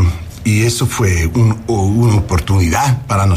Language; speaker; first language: Spanish; non-native, learner; English